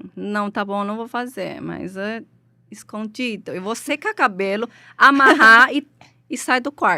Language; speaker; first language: Portuguese; non-native, learner; Chinese